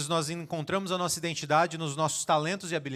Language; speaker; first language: Portuguese; native; Portuguese